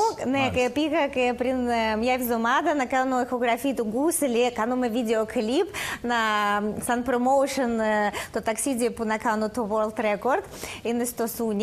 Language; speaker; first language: Greek; non-native, learner; Russian